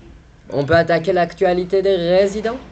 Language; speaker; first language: French; native; French